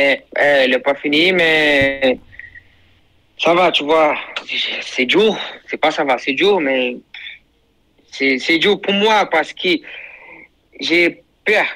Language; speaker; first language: French; non-native, learner; Portuguese